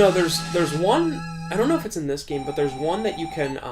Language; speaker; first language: English; native; English